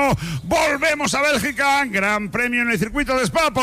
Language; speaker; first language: Spanish; native; Spanish